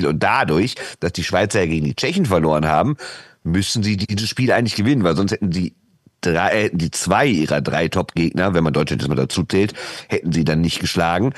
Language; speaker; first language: German; native; German